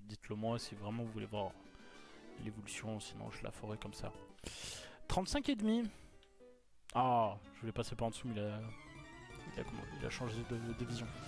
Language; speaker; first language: French; native; French